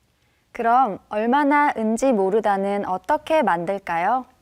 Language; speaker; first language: Korean; native; Korean